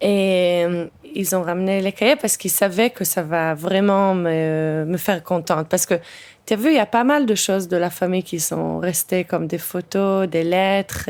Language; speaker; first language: French; early bilingual, heritage; Hebrew